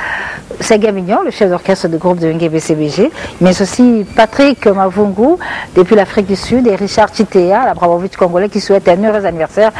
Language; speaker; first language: French; non-native, local second language; Lingala